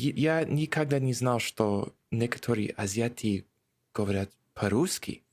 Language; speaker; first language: Russian; non-native, learner; English